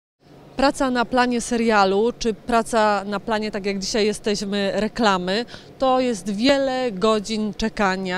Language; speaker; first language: Polish; native; Polish